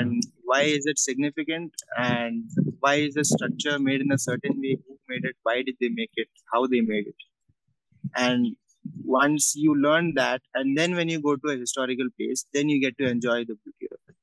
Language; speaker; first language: English; non-native, local second language; Malayalam